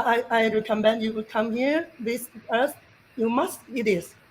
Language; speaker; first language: English; non-native, learner; Chinese